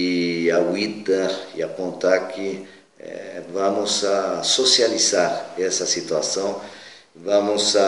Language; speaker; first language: Portuguese; non-native, fluent; Spanish